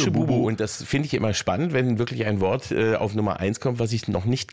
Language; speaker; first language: German; native; German